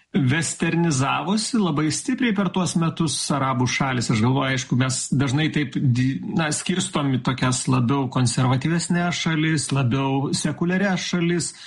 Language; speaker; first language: Lithuanian; native; Lithuanian